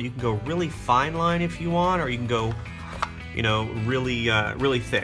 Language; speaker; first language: English; native; English